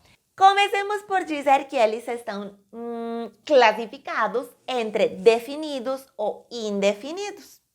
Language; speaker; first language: Portuguese; non-native, fluent; Spanish